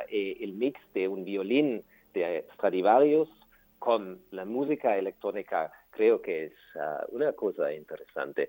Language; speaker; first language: Spanish; non-native, learner; German